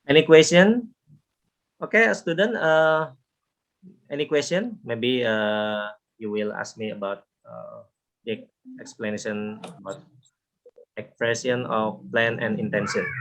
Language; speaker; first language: English; non-native, local second language; Indonesian